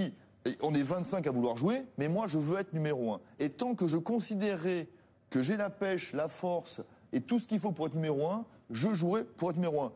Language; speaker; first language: French; native; French